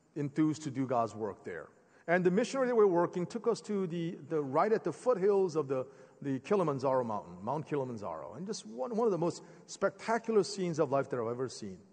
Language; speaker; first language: English; native; English